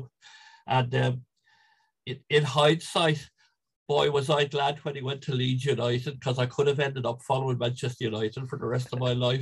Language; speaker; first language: English; native; English